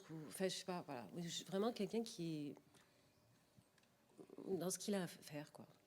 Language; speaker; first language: French; native; French